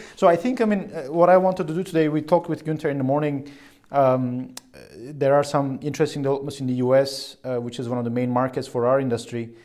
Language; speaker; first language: English; non-native, fluent; Turkish